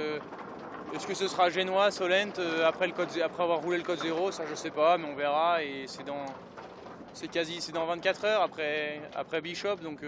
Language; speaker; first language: French; native; French